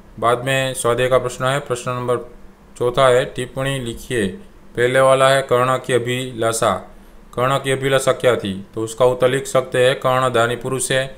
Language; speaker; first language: Hindi; non-native, local second language; Gujarati